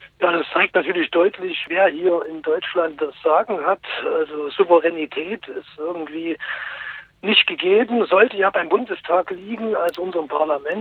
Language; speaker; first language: German; native; German